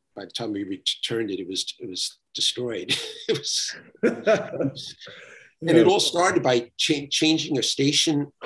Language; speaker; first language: English; native; English